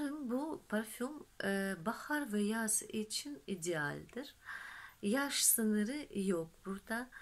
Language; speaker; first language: Turkish; non-native, fluent; Russian